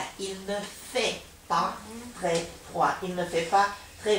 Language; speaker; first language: French; non-native, fluent; Russian